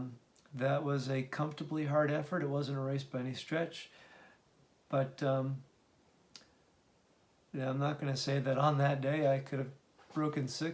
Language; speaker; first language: English; native; English